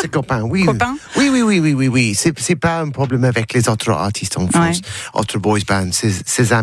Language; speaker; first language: French; non-native, learner; English